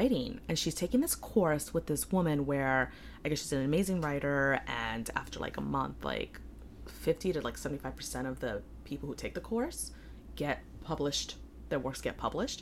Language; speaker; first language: English; early bilingual, other home language; Polish